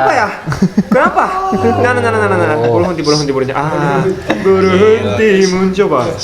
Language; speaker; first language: Indonesian; non-native, learner; Japanese